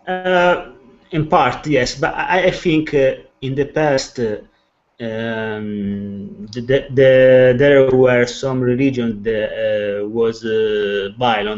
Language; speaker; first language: English; non-native, learner; Italian